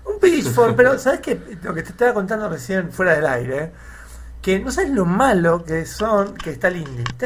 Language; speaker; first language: Spanish; native; Spanish